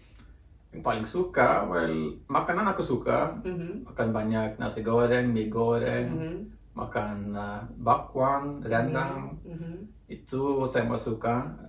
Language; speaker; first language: Indonesian; non-native, fluent; Norwegian